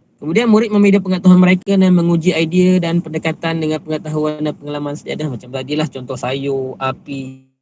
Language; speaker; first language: Malay; native; Malay